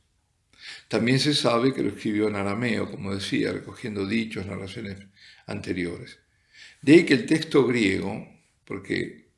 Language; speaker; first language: Spanish; native; Spanish